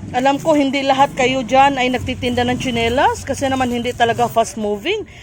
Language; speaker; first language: Filipino; non-native, local second language; Cebuano